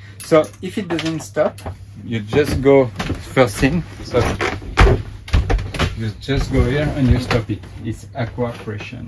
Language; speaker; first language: English; non-native, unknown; French